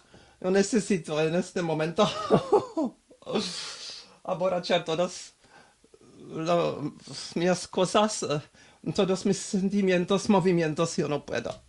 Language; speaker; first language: Spanish; non-native, learner; French